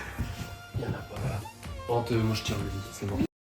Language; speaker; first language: French; native; French